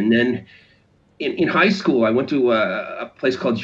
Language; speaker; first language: English; native; English